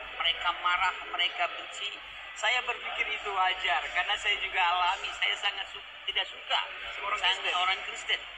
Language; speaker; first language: Indonesian; non-native, local second language; Achinese